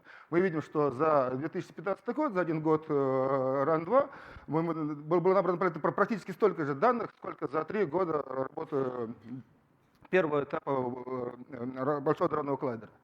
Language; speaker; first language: Russian; native; Russian